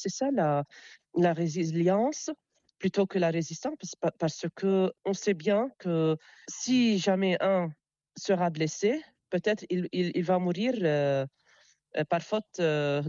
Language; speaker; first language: French; non-native, local second language; Arabic